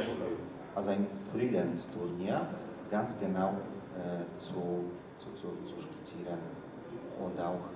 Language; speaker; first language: German; non-native, learner; Polish